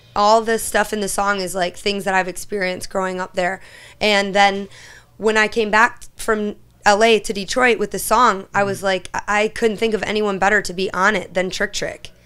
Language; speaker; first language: English; native; English